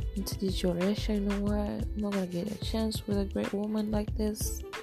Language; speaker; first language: English; non-native, local second language; Swahili